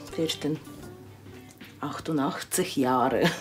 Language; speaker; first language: German; non-native, learner; Ukrainian